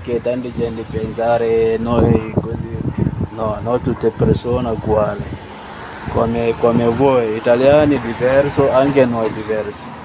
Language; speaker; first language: Italian; non-native, learner; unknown